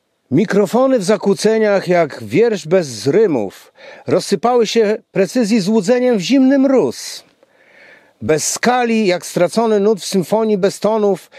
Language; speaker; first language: Polish; native; Polish